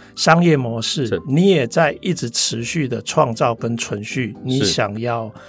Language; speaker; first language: Chinese; non-native, local second language; Min Nan Chinese